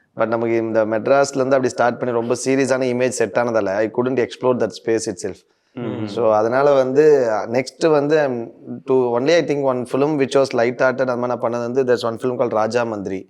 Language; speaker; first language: Tamil; non-native, learner; Malayalam